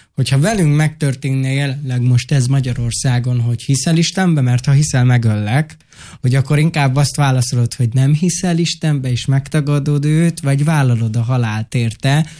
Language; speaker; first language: Hungarian; native; Hungarian